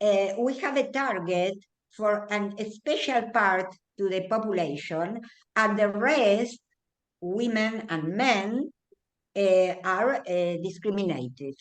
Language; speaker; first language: English; non-native, learner; Spanish